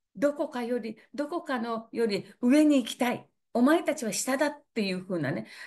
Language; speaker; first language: Japanese; native; Japanese